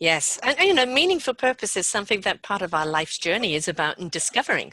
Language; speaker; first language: English; native; English